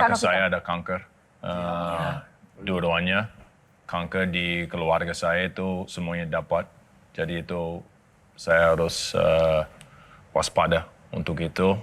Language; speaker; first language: Indonesian; non-native, learner; English